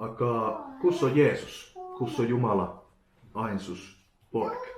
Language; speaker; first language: Estonian; non-native, learner; Finnish